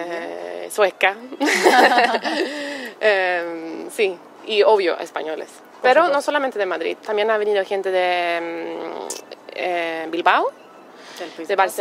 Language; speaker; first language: Spanish; non-native, fluent; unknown